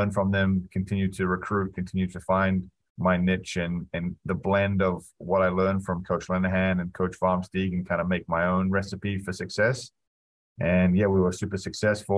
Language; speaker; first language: English; native; English